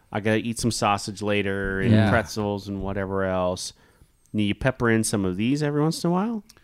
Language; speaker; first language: English; native; English